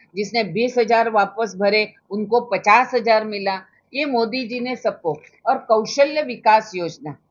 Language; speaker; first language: Hindi; non-native, local second language; Marathi